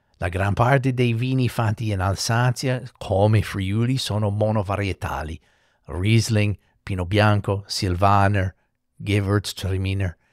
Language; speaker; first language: Italian; non-native, fluent; English